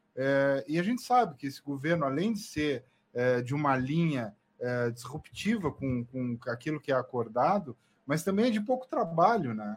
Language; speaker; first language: Portuguese; native; Portuguese